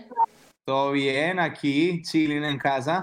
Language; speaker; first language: Spanish; native; Spanish